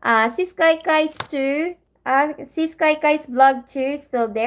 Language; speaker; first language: English; non-native, local second language; Filipino